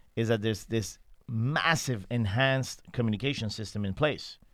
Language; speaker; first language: English; non-native, fluent; Persian